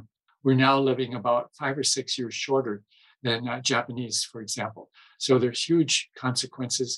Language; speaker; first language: English; native; English